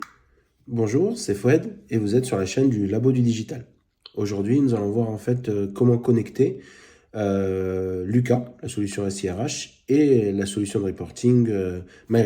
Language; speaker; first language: French; native; French